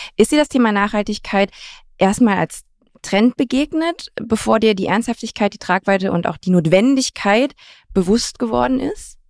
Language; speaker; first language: German; native; German